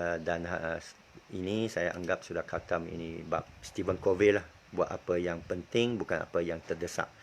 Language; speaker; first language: Malay; native; Malay